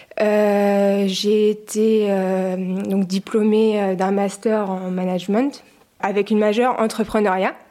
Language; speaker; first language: French; native; French